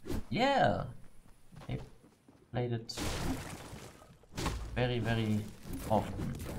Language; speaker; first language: English; non-native, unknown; German